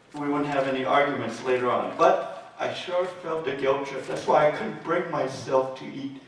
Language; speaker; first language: English; native; English